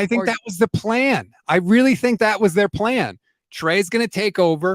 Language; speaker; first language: English; native; English